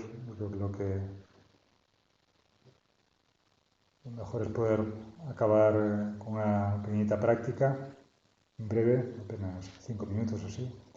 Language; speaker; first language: Spanish; native; Spanish